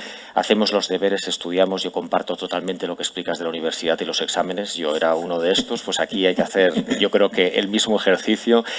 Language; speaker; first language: Spanish; native; Spanish